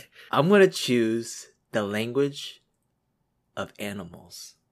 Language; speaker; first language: English; early bilingual, other home language; Korean